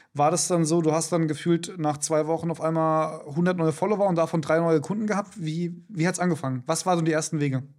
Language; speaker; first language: German; native; German